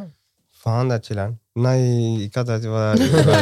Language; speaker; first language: Norwegian; early bilingual, other home language; Somali